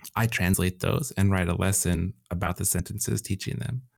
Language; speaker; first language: English; native; English